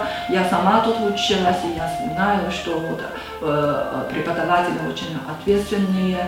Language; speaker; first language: Russian; non-native, fluent; Chinese